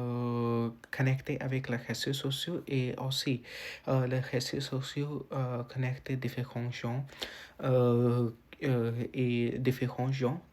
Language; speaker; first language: French; non-native, learner; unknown